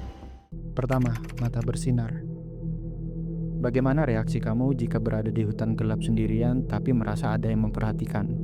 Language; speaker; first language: Indonesian; native; Indonesian